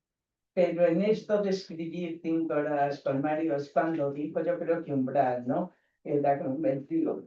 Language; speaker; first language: Spanish; native; Spanish